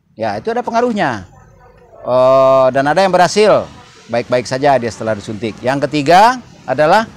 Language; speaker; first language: Indonesian; non-native, local second language; Minangkabau